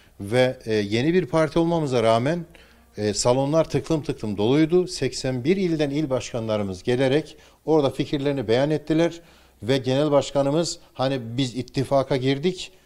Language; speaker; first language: Turkish; native; Turkish